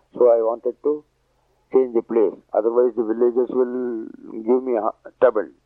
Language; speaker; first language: English; non-native, local second language; Marathi